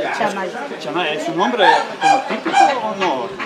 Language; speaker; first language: Spanish; non-native, learner; Serbian